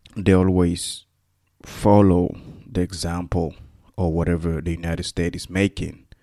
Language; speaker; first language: English; non-native, fluent; Spanish